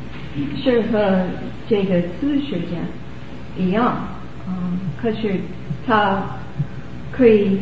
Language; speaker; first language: Chinese; non-native, learner; English